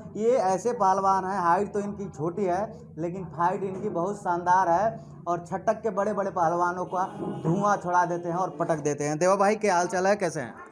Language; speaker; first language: Hindi; native; Hindi